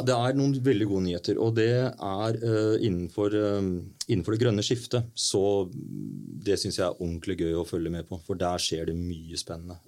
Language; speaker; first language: Norwegian; native; Norwegian